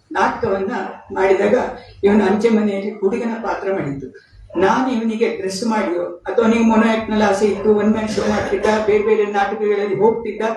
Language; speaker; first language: Kannada; native; Kannada